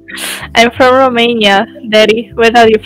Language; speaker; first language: English; non-native, fluent; Romanian